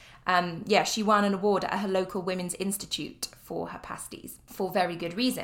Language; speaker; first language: English; native; English